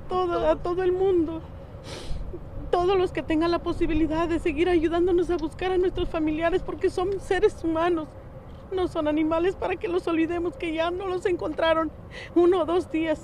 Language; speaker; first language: Spanish; native; Spanish